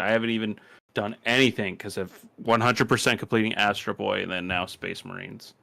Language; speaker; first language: English; native; English